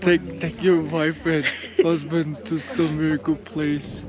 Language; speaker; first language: English; native; English